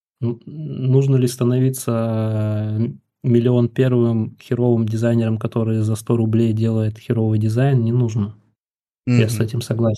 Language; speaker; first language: Russian; native; Russian